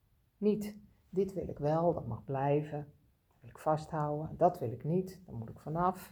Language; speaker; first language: Dutch; native; Dutch